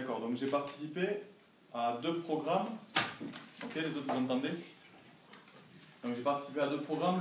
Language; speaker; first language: French; native; French